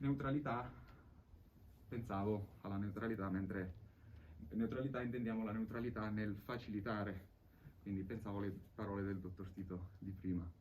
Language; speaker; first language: Italian; native; Italian